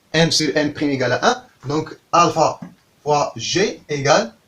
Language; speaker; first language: French; non-native, local second language; Arabic